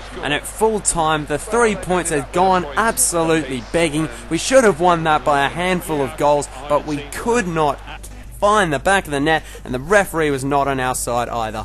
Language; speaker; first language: English; native; English